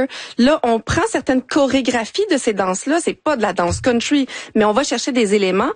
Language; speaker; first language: French; native; French